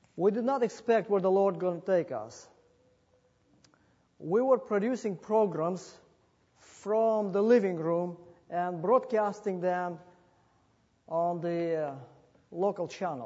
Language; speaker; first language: English; non-native, fluent; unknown